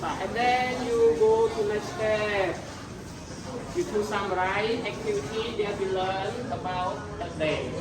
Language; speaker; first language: English; non-native, learner; Khmer